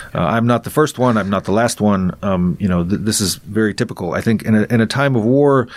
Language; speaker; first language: English; non-native, fluent; Russian